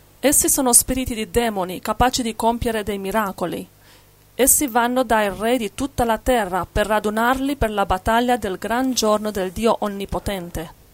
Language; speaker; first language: Italian; non-native, fluent; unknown